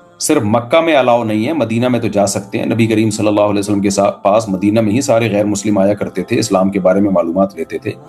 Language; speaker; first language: Urdu; native; Urdu